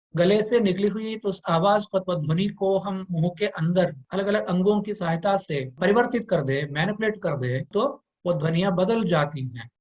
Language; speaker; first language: Hindi; non-native, local second language; Kannada